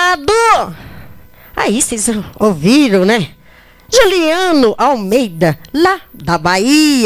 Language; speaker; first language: Portuguese; native; Portuguese